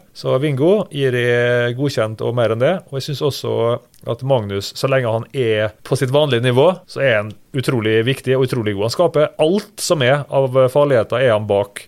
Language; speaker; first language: Norwegian; native; Norwegian